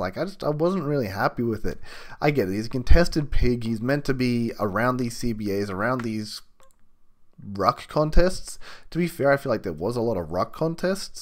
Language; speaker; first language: English; native; English